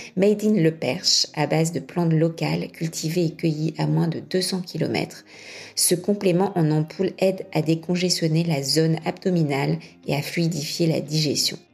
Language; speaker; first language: French; native; French